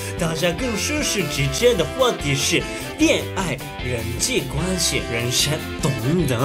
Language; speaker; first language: Chinese; non-native, fluent; Japanese